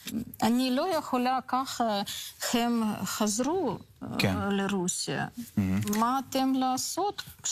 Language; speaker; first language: Hebrew; non-native, learner; Russian